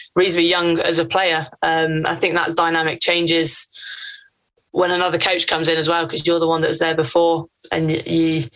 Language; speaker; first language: English; native; English